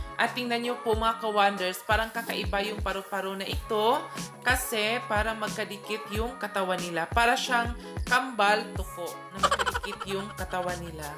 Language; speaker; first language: Filipino; non-native, local second language; Cebuano